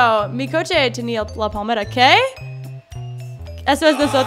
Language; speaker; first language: Spanish; non-native, learner; English